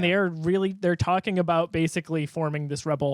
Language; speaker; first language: English; native; English